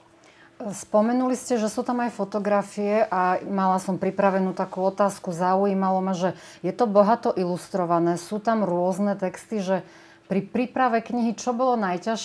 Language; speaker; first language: Slovak; native; Slovak